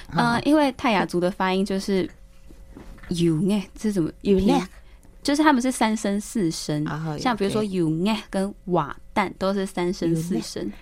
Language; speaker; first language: Chinese; native; Chinese